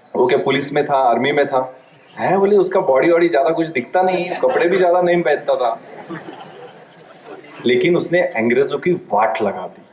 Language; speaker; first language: Hindi; non-native, local second language; Marathi